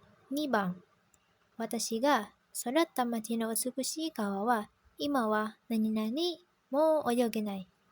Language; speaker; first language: Japanese; non-native, learner; Indonesian